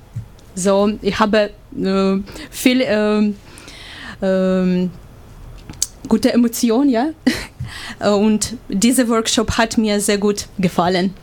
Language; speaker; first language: German; non-native, learner; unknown